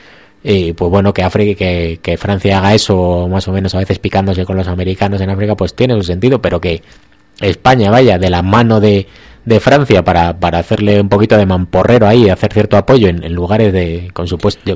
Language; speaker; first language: Spanish; native; Spanish